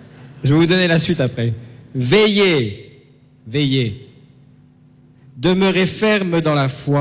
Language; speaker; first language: French; native; French